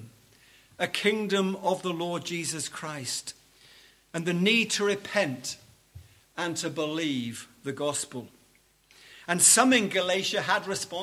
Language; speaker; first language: English; native; English